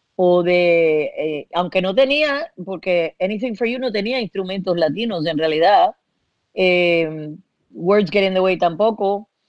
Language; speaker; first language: Spanish; early bilingual, heritage; Spanish